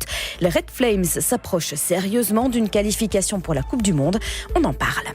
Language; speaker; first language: French; native; French